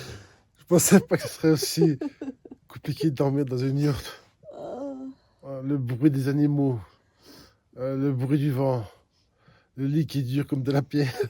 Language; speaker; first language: French; native; French